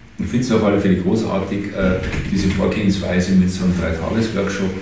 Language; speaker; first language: German; native; German